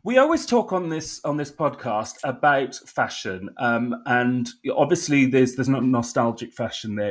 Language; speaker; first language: English; native; English